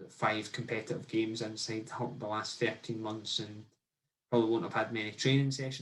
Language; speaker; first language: English; native; English